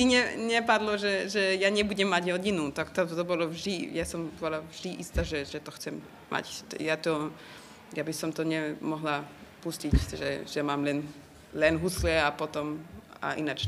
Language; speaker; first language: Slovak; early bilingual, heritage; Slovak